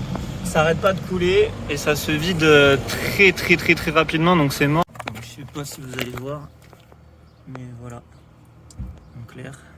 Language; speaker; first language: French; native; French